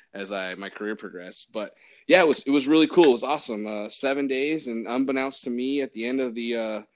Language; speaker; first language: English; native; English